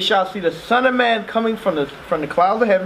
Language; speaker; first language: English; native; English